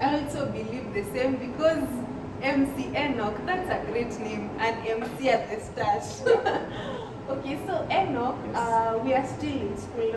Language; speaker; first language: English; non-native, local second language; Swahili